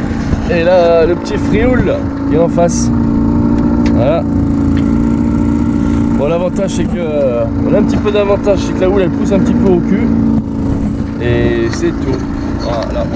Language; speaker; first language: French; native; French